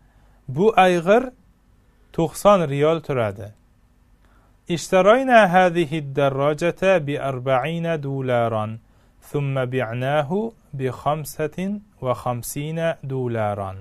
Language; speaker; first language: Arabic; non-native, fluent; Uzbek